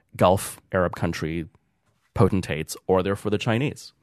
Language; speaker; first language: English; early bilingual, other home language; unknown